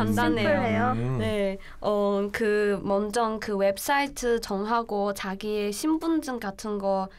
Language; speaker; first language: Korean; non-native, learner; Chinese